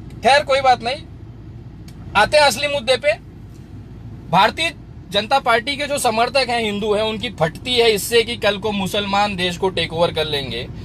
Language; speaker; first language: Hindi; native; Hindi